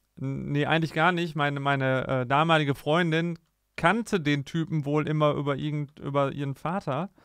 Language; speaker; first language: German; native; German